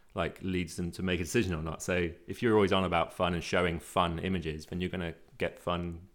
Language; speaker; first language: English; native; English